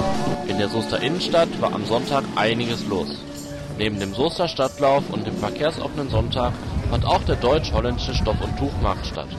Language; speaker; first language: German; native; German